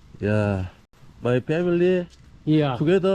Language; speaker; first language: English; non-native, learner; Korean